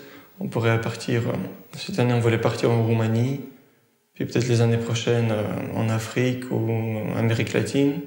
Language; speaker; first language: French; early bilingual, other home language; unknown